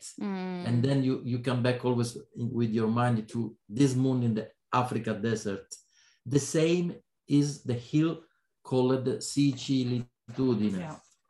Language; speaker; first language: English; non-native, learner; Italian